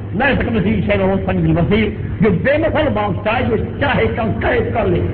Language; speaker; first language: Urdu; non-native, local second language; Sindhi